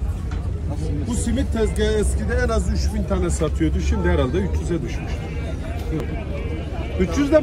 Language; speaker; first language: Turkish; native; Turkish